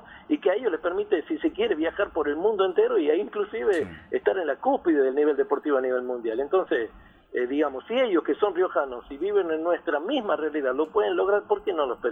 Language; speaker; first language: Spanish; native; Spanish